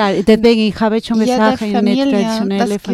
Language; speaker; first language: German; non-native, fluent; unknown